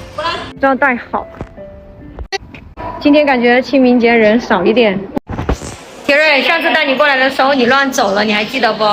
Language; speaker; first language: Chinese; native; Chinese